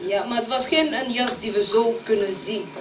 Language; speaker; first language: Dutch; early bilingual, other home language; French